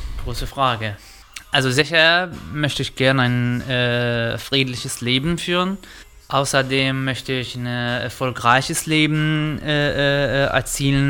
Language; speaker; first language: German; non-native, fluent; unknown